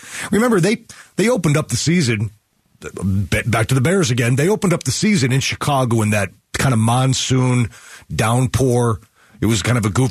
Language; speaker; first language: English; native; English